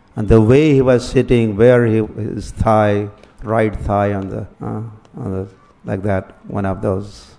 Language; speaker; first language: English; non-native, local second language; Marathi